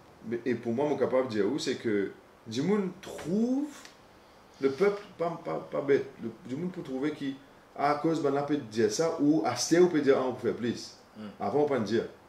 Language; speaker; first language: French; non-native, local second language; Morisyen